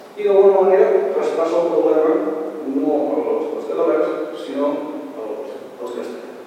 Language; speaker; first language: Catalan; native; Catalan